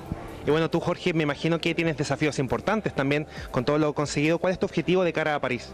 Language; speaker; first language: Spanish; native; Spanish